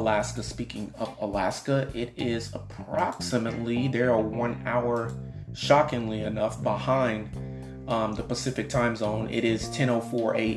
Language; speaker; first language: English; native; English